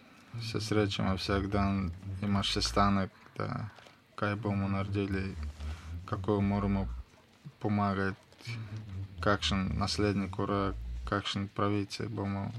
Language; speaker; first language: Slovenian; non-native, learner; Russian